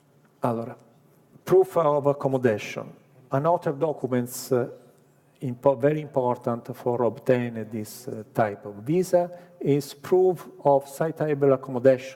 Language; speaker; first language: English; non-native, learner; Italian